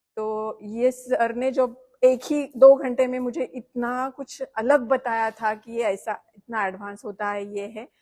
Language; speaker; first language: Hindi; non-native, local second language; Marathi